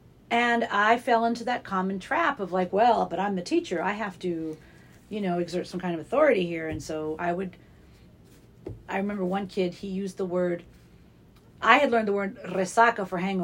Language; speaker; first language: English; native; English